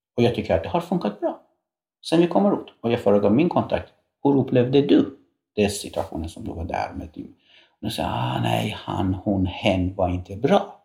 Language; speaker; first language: Swedish; non-native, fluent; Persian